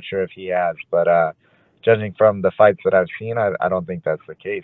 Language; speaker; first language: English; native; English